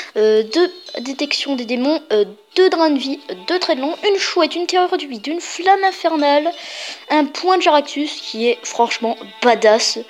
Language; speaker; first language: French; native; French